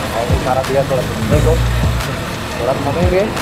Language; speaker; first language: Hindi; native; Hindi